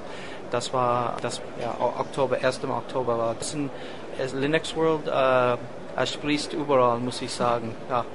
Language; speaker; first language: German; non-native, learner; English